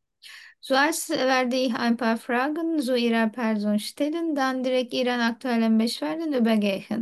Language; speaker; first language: German; non-native, learner; Turkish